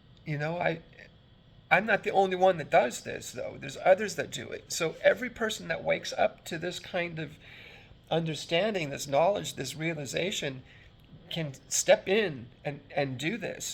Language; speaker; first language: English; native; English